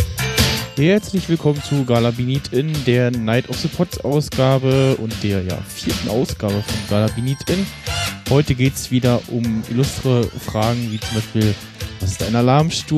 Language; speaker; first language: German; native; German